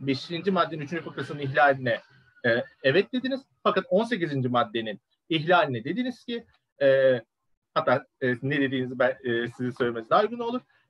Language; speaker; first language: Turkish; native; Turkish